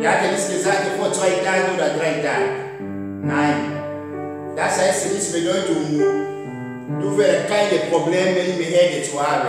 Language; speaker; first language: German; non-native, learner; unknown